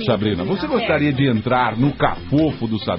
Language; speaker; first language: Portuguese; native; Portuguese